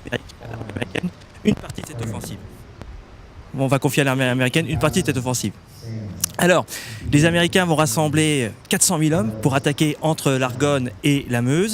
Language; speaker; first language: French; native; French